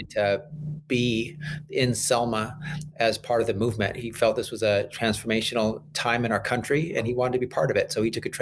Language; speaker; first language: English; native; English